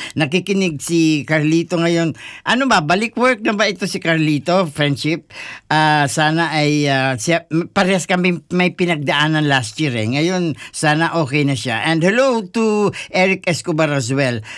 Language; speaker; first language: Filipino; non-native, local second language; Bikol